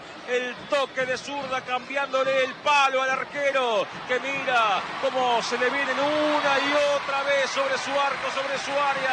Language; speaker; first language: Spanish; native; Spanish